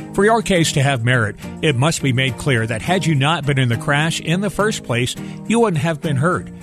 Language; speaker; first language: English; native; English